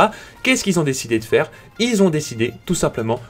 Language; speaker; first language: French; native; French